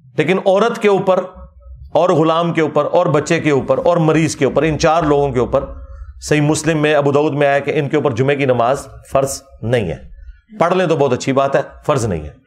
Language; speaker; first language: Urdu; non-native, local second language; Punjabi